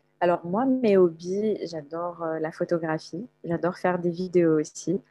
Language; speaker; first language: French; non-native, local second language; Arabic